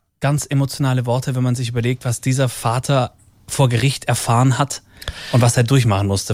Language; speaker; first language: German; native; German